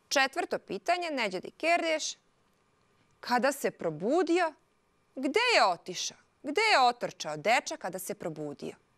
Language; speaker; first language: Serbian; non-native, local second language; Hungarian